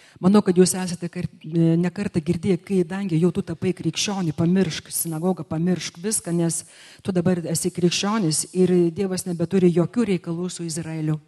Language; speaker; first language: Lithuanian; native; Lithuanian